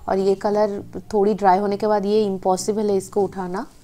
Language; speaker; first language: Hindi; non-native, local second language; Bangla